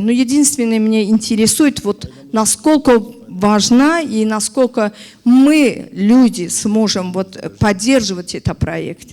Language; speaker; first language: Russian; non-native, learner; Azerbaijani